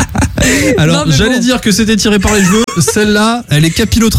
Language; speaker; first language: French; native; French